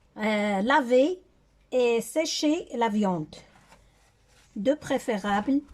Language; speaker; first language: French; non-native, local second language; Arabic